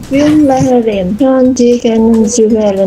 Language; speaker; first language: German; non-native, learner; Indonesian